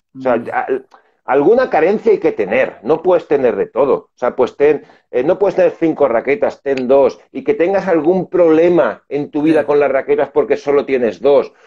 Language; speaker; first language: Spanish; native; Spanish